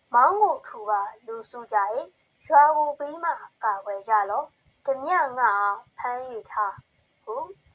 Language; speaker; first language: Burmese; native; Burmese